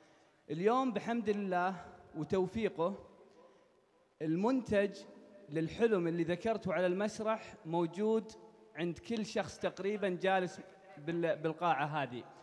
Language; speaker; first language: Arabic; native; Arabic